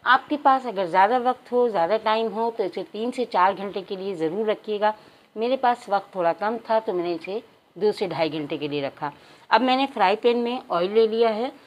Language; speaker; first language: Urdu; native; Urdu